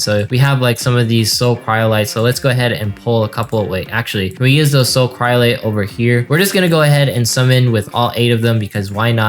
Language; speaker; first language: English; native; English